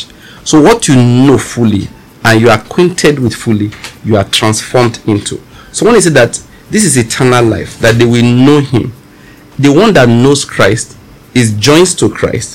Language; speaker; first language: English; non-native, local second language; Yoruba